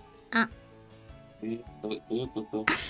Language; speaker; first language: Japanese; non-native, learner; Spanish